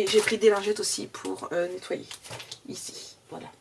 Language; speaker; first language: French; native; French